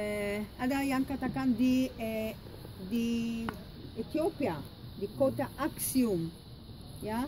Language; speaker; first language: Indonesian; non-native, fluent; Hebrew